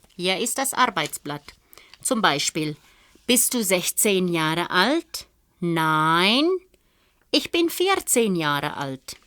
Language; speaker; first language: German; non-native, fluent; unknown